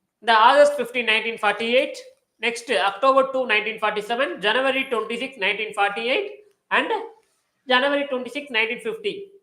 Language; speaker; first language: English; non-native, local second language; Tamil